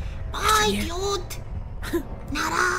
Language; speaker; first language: Polish; native; Polish